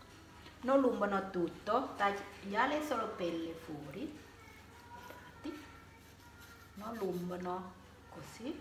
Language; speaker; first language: Italian; non-native, learner; Thai